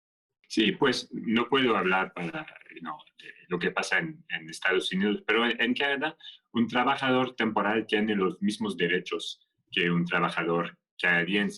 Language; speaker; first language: Spanish; non-native, fluent; French